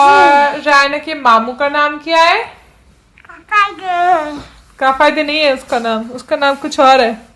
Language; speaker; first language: Hindi; native; Hindi